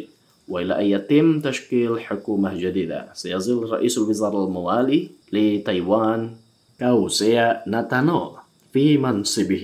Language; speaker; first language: Arabic; non-native, fluent; Indonesian